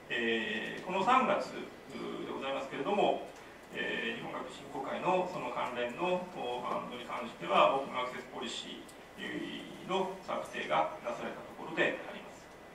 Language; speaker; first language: Japanese; native; Japanese